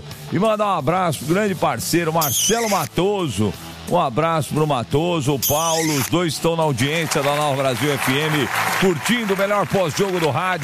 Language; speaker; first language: Portuguese; native; Portuguese